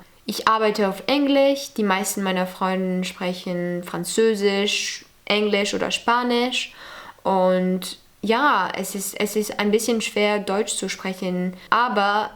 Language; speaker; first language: German; early bilingual, other home language; French